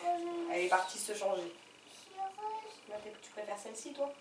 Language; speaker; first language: French; native; French